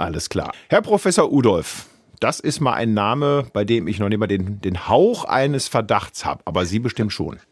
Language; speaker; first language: German; native; German